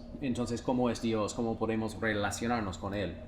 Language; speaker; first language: Spanish; non-native, fluent; English